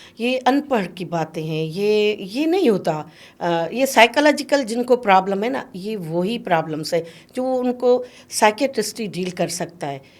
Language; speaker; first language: Urdu; non-native, local second language; Sindhi